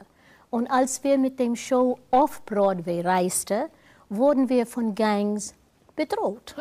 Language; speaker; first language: German; non-native, fluent; English